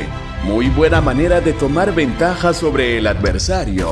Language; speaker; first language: Spanish; native; Spanish